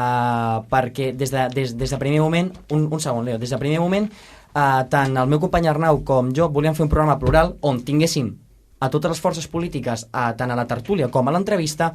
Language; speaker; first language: Catalan; native; Catalan